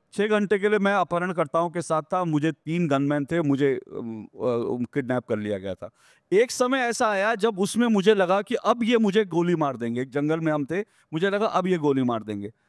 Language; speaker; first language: Hindi; native; Hindi